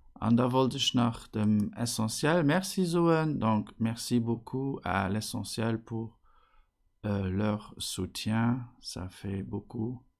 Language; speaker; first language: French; non-native, fluent; Luxembourgish